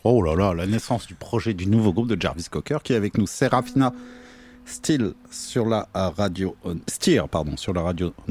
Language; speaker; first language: French; native; French